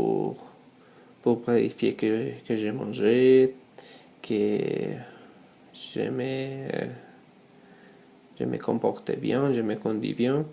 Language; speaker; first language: French; non-native, learner; Spanish